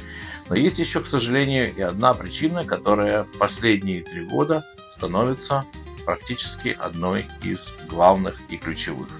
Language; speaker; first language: Russian; native; Russian